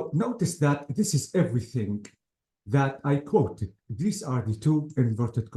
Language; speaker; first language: English; non-native, fluent; Arabic